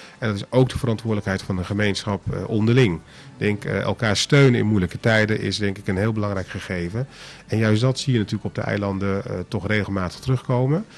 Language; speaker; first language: Dutch; non-native, local second language; Papiamento